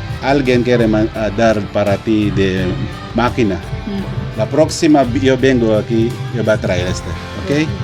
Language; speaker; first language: Spanish; non-native, learner; Pampanga